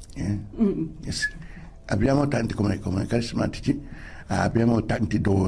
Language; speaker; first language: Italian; non-native, learner; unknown